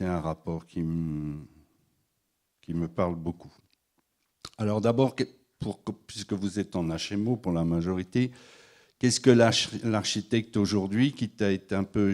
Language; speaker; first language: French; native; French